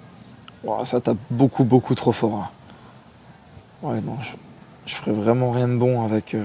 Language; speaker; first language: French; native; French